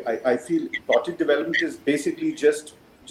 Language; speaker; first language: English; non-native, local second language; Hindi